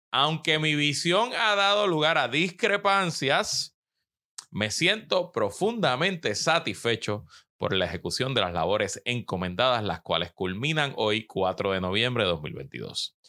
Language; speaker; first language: Spanish; native; Spanish